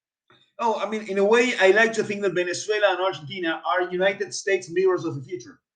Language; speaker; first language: English; non-native, fluent; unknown